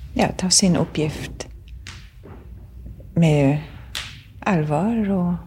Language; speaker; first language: Swedish; non-native, fluent; German